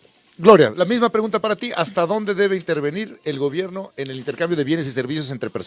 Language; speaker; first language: Spanish; native; Spanish